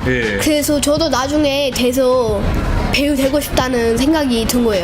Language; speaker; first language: Korean; early bilingual, other home language; English